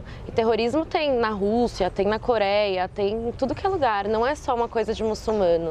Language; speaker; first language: Portuguese; early bilingual, other home language; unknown